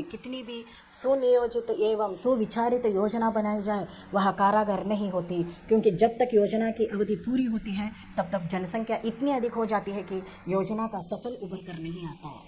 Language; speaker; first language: Hindi; non-native, local second language; Kannada